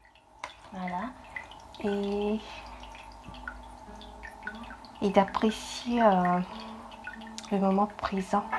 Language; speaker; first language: French; non-native, fluent; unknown